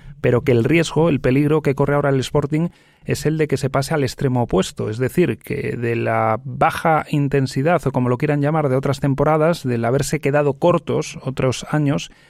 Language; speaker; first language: Spanish; native; Spanish